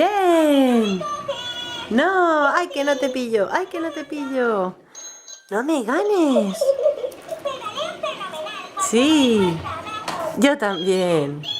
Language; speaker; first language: Spanish; native; Spanish